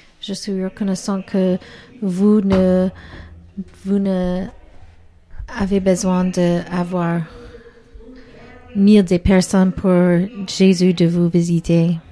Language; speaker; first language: French; non-native, learner; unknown